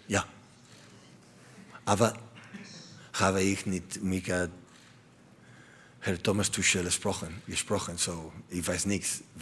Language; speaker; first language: German; non-native, learner; Catalan